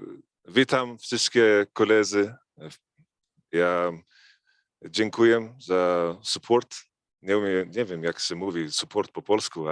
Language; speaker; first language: Polish; early bilingual, heritage; Polish